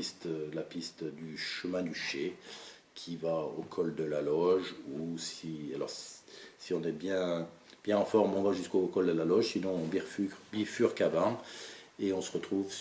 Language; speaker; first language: French; native; French